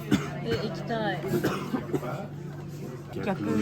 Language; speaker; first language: Japanese; native; Japanese